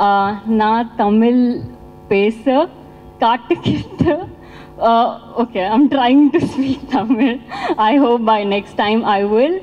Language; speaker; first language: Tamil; non-native, learner; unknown